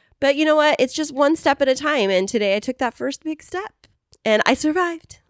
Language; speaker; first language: English; native; English